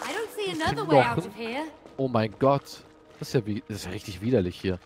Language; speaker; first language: German; native; German